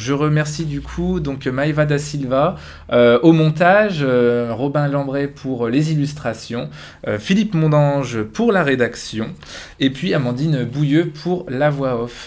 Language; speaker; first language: French; native; French